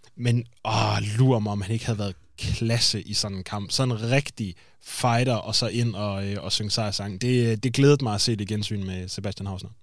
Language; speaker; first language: Danish; native; Danish